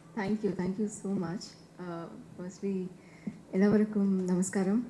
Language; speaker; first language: Malayalam; non-native, learner; Tamil